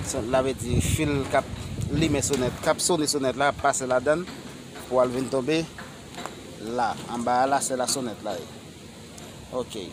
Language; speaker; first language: French; non-native, learner; Haitian Creole